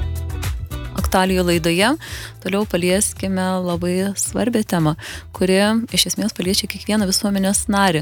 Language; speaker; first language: Lithuanian; native; Lithuanian